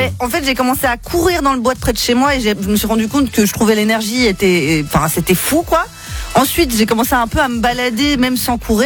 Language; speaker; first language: French; native; French